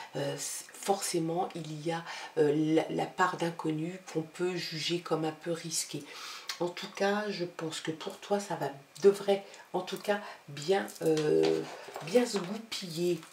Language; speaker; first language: French; native; French